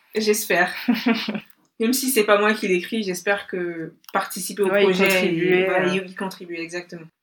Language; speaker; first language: French; non-native, local second language; Bambara